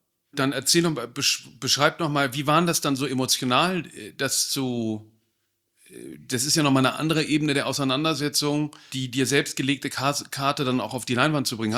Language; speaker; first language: German; native; German